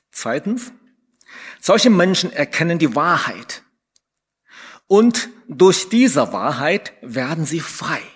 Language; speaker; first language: German; non-native, fluent; Chinese